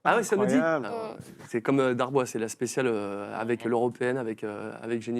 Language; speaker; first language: French; native; French